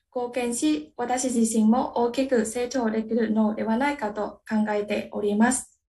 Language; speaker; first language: Japanese; non-native, fluent; Vietnamese